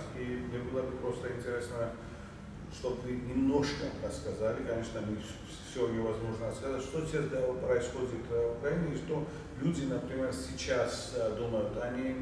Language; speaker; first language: Russian; non-native, fluent; Georgian